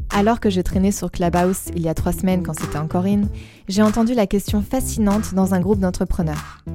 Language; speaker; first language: French; native; French